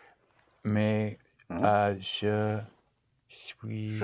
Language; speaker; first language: French; non-native, learner; English